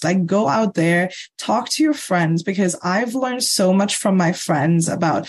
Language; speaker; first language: English; non-native, fluent; Morisyen